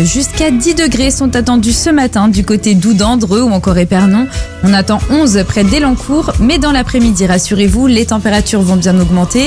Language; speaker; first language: French; native; French